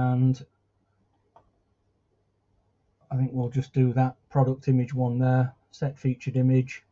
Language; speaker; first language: English; native; English